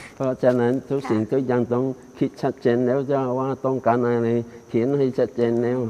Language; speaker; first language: Thai; non-native, fluent; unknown